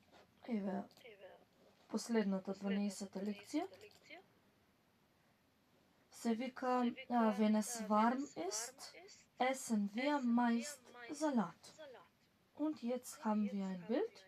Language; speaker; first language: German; non-native, fluent; Macedonian